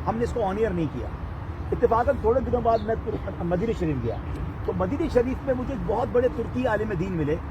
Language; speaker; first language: Urdu; native; Urdu